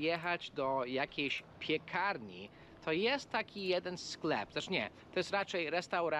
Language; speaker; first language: Polish; non-native, fluent; English